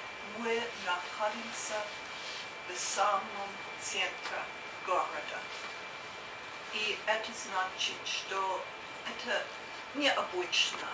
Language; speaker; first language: Russian; non-native, learner; English